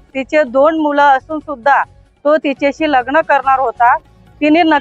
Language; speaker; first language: Marathi; non-native, local second language; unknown